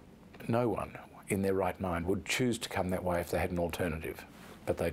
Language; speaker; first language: English; native; English